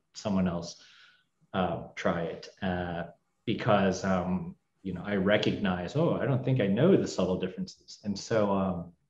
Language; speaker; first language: English; native; English